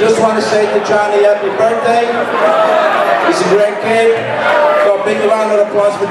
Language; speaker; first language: English; native; English